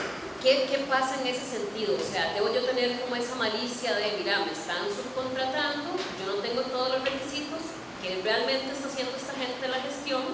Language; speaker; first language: Spanish; native; Spanish